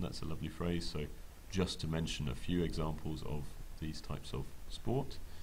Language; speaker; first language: English; native; English